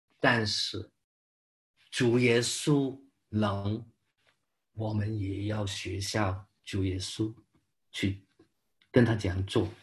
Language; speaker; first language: Chinese; non-native, local second language; Cantonese